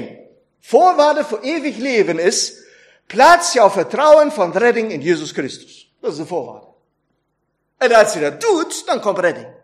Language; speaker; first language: Dutch; non-native, fluent; German